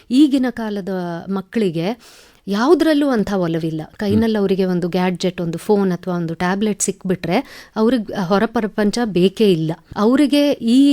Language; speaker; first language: Kannada; non-native, local second language; Tamil